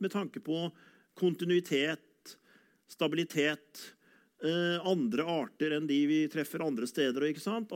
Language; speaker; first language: Norwegian; native; Norwegian